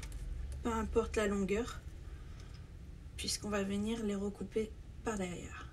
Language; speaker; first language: French; native; French